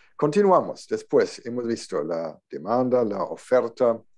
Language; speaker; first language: Spanish; non-native, fluent; German